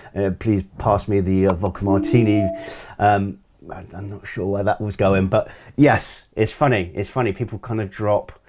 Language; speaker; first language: English; native; English